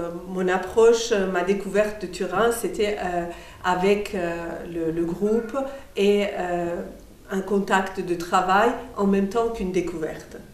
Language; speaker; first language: French; non-native, fluent; Persian